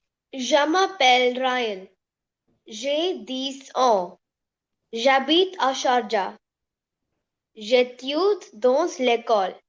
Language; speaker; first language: French; non-native, learner; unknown